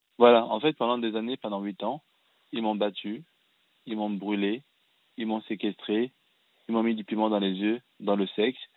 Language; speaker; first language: French; early bilingual, other home language; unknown